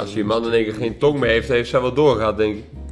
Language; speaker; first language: Dutch; native; Dutch